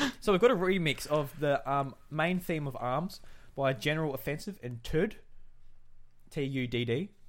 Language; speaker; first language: English; native; English